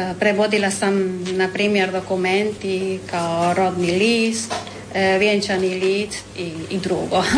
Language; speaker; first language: Croatian; non-native, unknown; Spanish